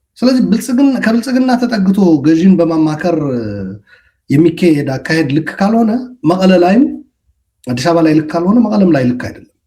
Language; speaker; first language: Amharic; non-native, local second language; Tigrinya